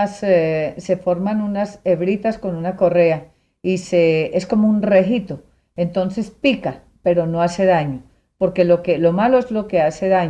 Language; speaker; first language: Spanish; native; Spanish